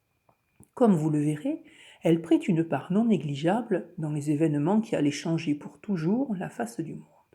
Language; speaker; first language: French; native; French